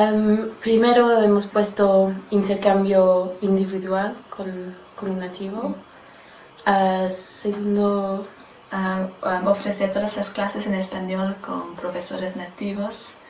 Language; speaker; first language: Spanish; non-native, learner; English